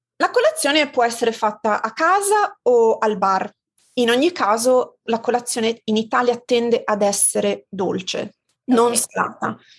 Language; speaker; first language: Italian; native; Italian